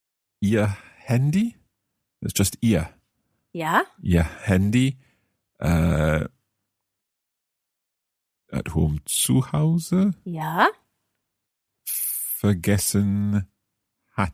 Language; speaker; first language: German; non-native, learner; English